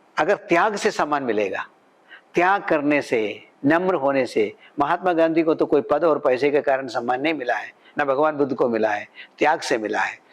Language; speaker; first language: Hindi; non-native, local second language; Malayalam